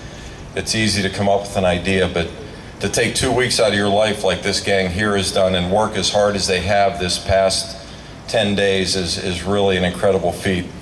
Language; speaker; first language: English; native; English